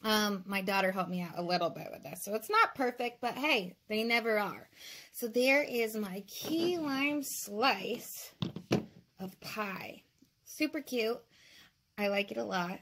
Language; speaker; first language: English; native; English